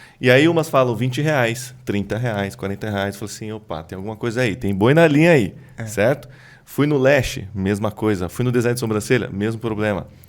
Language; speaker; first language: Portuguese; native; Portuguese